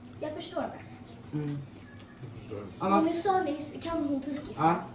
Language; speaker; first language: Swedish; early bilingual, other home language; Azerbaijani